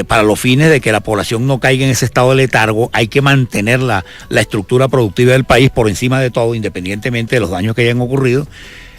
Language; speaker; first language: Spanish; native; Spanish